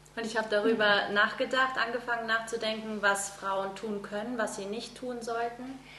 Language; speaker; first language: German; native; German